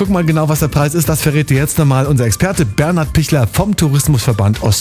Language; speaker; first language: German; native; German